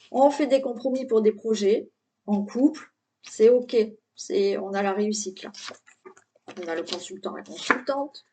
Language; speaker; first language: French; native; French